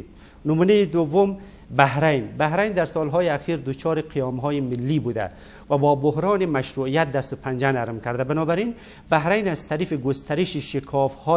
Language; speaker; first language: Persian; native; Persian